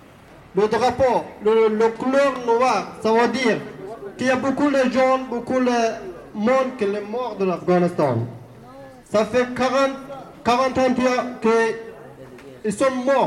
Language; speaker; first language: French; non-native, learner; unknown